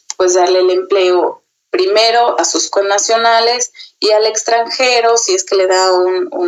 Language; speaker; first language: Spanish; native; Spanish